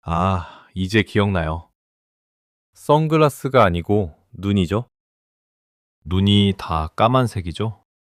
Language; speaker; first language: Korean; early bilingual, heritage; English